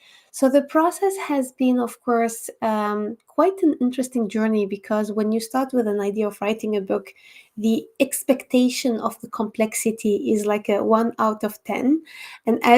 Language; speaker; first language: English; non-native, fluent; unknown